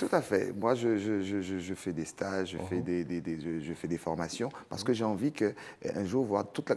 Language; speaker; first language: French; native; French